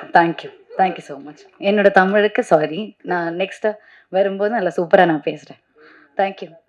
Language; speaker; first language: Tamil; non-native, learner; Malayalam